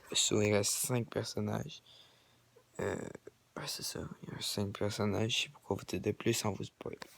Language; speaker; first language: French; native; French